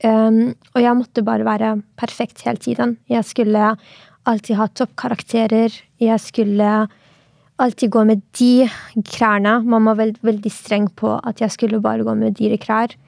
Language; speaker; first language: Norwegian; early bilingual, other home language; Arabic